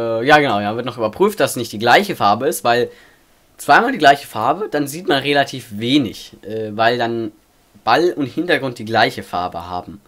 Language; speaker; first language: German; native; German